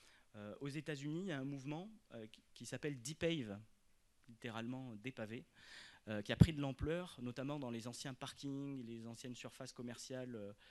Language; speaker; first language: French; native; French